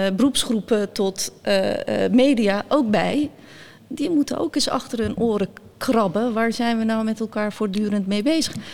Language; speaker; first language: Dutch; early bilingual, other home language; Turkish